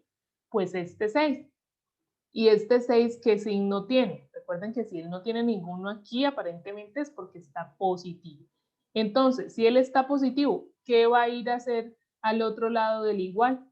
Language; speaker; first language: Spanish; native; Spanish